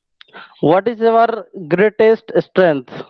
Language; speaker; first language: English; non-native, local second language; Hindi